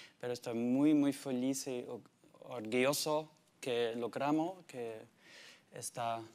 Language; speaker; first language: Spanish; non-native, learner; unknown